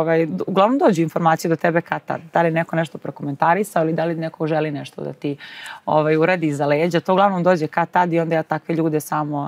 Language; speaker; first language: Serbian; native; Serbian